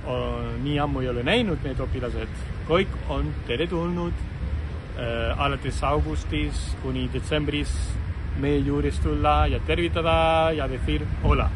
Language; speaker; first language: Estonian; non-native, fluent; Spanish